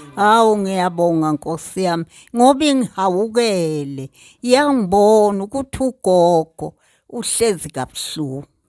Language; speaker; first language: Zulu; native; Zulu